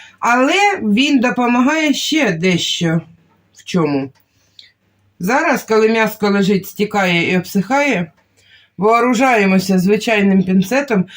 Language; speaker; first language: Ukrainian; non-native, local second language; Russian